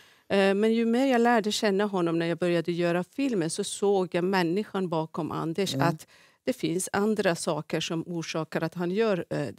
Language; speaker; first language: Swedish; non-native, fluent; Persian